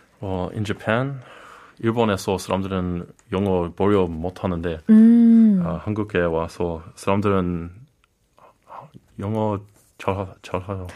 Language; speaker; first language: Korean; non-native, learner; English